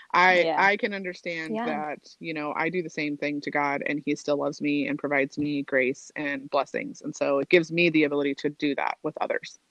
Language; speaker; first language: English; native; English